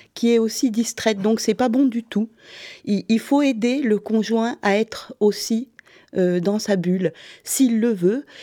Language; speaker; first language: French; native; French